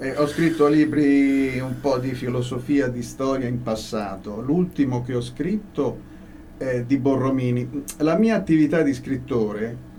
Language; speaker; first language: Italian; native; Italian